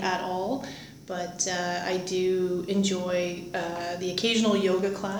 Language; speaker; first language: English; native; English